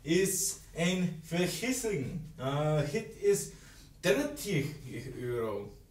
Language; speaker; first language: Dutch; non-native, learner; English